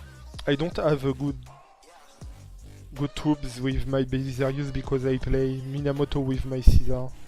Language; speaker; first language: English; non-native, learner; French